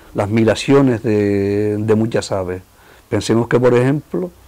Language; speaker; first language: Spanish; native; Spanish